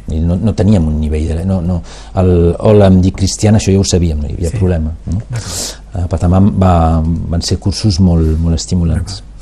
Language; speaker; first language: Catalan; non-native, local second language; Spanish